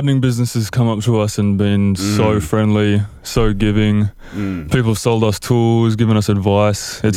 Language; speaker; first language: English; native; English